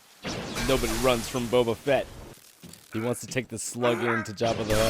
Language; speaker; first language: English; native; English